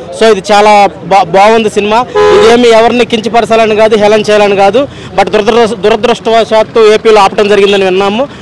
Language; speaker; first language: Telugu; native; Telugu